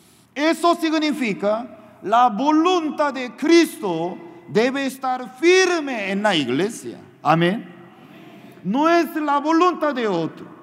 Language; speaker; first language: Spanish; non-native, fluent; Korean